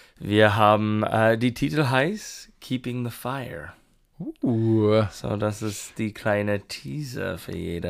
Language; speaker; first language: German; non-native, learner; English